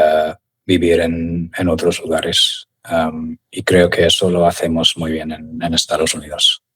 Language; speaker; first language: Spanish; non-native, fluent; English